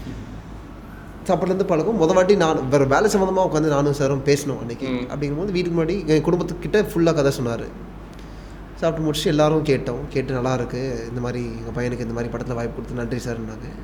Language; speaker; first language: Tamil; native; Tamil